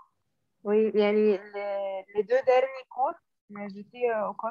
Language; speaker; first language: French; non-native, learner; Arabic